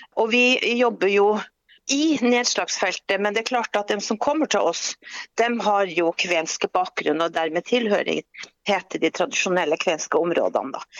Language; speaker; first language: Norwegian; native; Norwegian